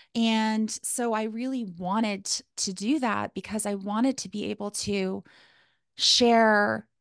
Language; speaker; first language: English; native; English